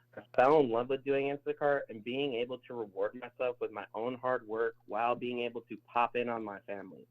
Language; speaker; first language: English; native; English